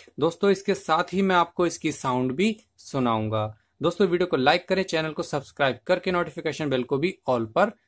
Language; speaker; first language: Hindi; native; Hindi